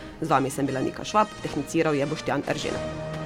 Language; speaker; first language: Slovenian; native; Slovenian